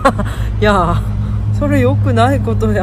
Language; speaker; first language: Japanese; non-native, fluent; Korean